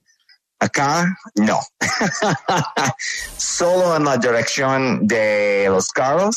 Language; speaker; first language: Spanish; non-native, learner; English